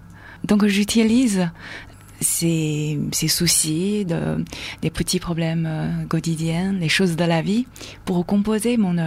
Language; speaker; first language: French; non-native, fluent; Chinese